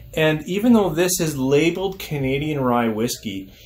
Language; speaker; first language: English; native; English